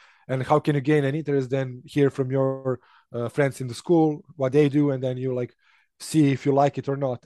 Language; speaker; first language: English; non-native, fluent; Serbian